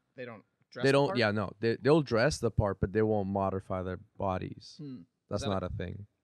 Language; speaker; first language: English; early bilingual, other home language; Spanish